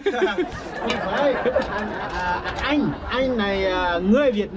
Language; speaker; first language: Vietnamese; non-native, learner; Portuguese